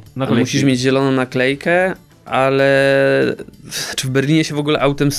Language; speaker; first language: Polish; native; Polish